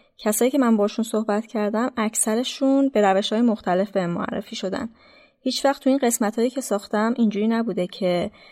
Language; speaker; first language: Persian; native; Persian